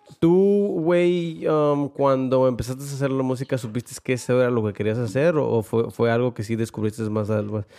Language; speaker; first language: Spanish; early bilingual, heritage; Spanish